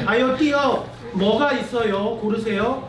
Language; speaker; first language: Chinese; non-native, fluent; Korean